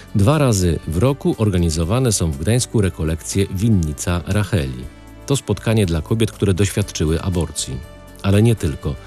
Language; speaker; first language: Polish; native; Polish